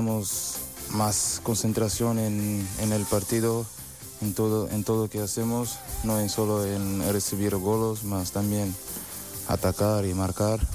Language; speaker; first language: Spanish; non-native, learner; Portuguese